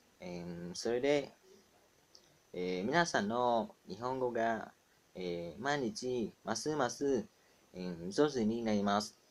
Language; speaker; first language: Japanese; non-native, learner; Vietnamese